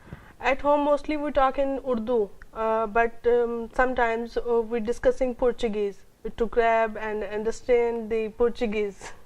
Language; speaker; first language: English; non-native, local second language; Urdu